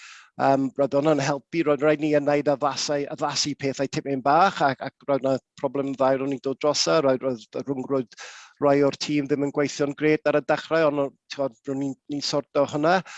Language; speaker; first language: Welsh; non-native, local second language; English